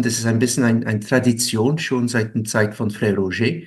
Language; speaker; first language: German; non-native, fluent; English